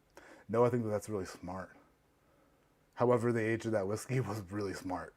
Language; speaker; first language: English; native; English